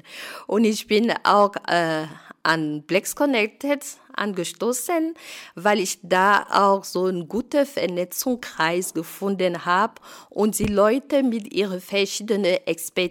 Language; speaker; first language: German; non-native, fluent; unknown